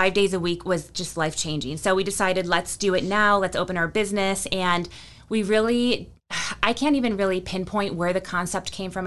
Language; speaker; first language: English; native; English